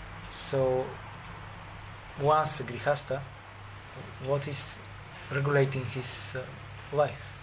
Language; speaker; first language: English; non-native, fluent; Bulgarian